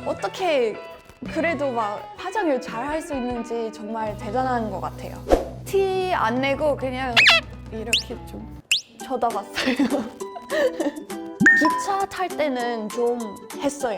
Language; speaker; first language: Korean; non-native, fluent; English